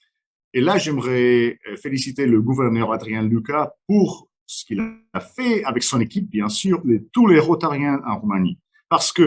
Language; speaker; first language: French; non-native, fluent; Romanian